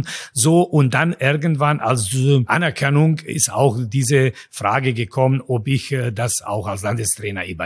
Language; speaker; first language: German; non-native, fluent; Croatian